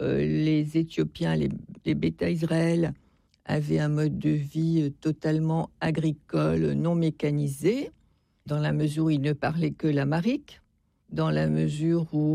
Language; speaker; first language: French; native; French